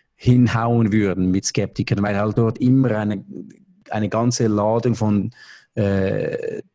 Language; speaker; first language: German; native; German